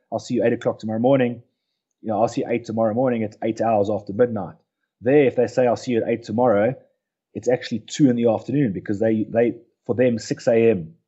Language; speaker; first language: English; native; English